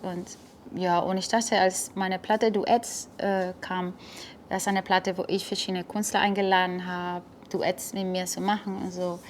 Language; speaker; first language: German; non-native, fluent; Spanish